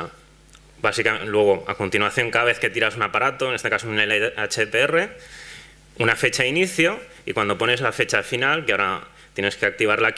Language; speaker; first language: Spanish; non-native, local second language; Catalan